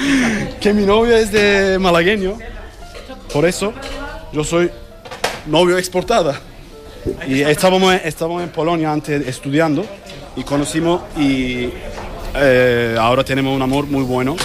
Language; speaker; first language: Spanish; non-native, learner; Turkish